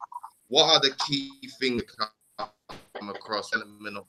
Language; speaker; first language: English; native; English